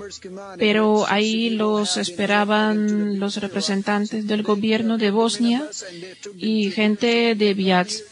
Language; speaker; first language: Spanish; non-native, fluent; Bosnian